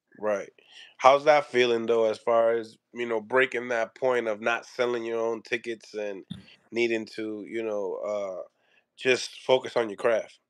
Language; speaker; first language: English; native; English